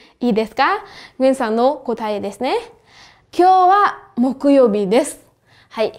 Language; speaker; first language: Japanese; non-native, fluent; Vietnamese